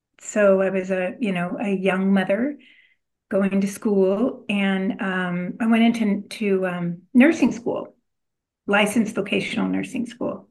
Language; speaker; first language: English; native; English